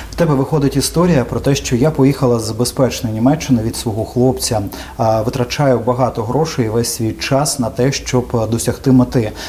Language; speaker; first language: Ukrainian; native; Ukrainian